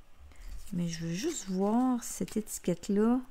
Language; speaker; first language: French; native; French